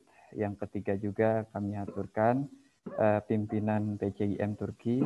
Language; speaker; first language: Indonesian; native; Indonesian